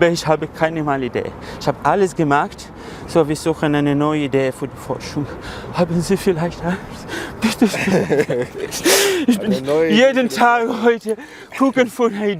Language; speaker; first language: German; non-native, learner; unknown